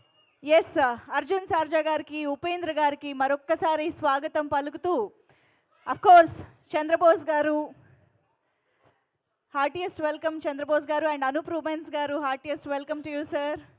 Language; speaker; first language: Telugu; native; Telugu